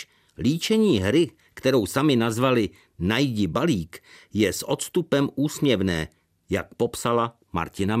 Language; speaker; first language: Czech; native; Czech